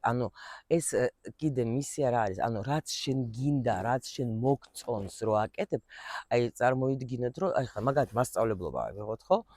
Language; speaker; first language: Georgian; early bilingual, heritage; Russian